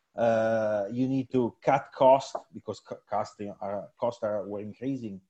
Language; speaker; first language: English; non-native, fluent; Italian